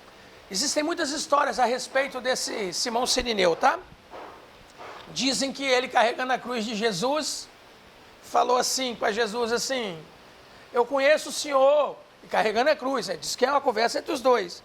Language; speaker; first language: Portuguese; native; Portuguese